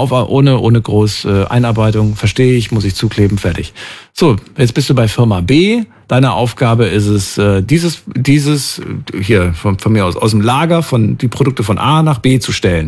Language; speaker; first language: German; native; German